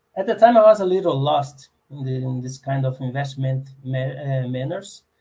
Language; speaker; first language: English; non-native, learner; Portuguese